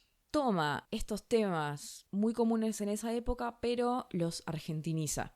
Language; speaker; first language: Spanish; native; Spanish